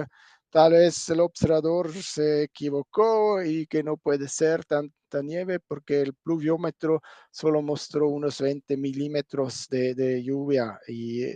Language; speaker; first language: Spanish; non-native, fluent; German